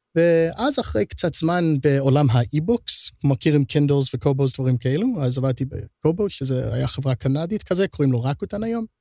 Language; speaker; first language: Hebrew; early bilingual, heritage; Hebrew